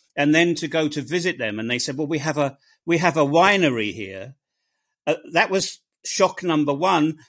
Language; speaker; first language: English; native; English